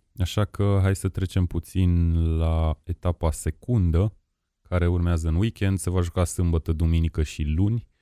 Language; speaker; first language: Romanian; native; Romanian